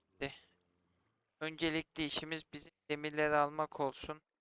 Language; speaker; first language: Turkish; native; Turkish